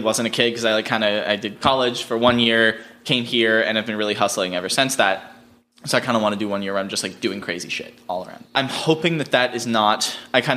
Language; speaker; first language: English; native; English